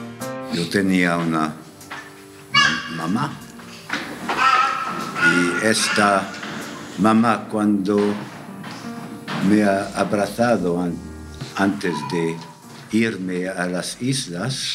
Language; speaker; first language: Spanish; non-native, fluent; English